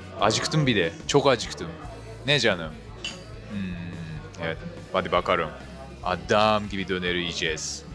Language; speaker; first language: Turkish; non-native, fluent; Japanese